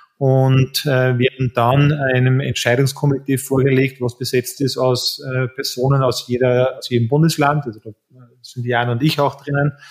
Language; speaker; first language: German; native; German